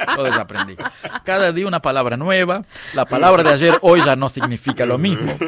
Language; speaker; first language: Spanish; non-native, fluent; Kabuverdianu